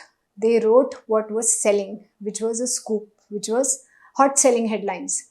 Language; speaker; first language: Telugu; non-native, local second language; Hindi